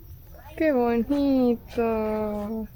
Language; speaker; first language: Spanish; non-native, fluent; Portuguese